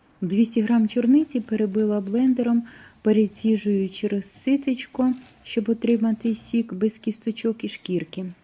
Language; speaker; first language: Ukrainian; native; Ukrainian